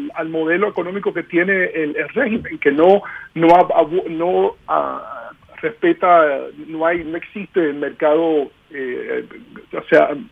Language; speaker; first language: Spanish; early bilingual, heritage; Spanish